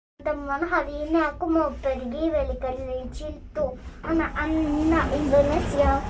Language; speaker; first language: Indonesian; early bilingual, heritage; Indonesian